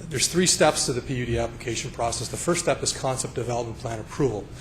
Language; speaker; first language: English; native; English